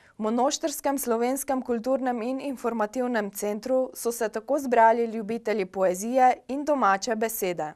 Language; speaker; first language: Slovenian; native; Slovenian